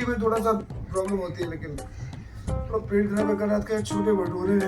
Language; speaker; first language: Hindi; native; Hindi